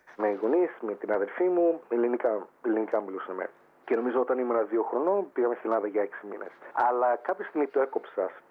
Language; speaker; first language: Greek; early bilingual, heritage; Greek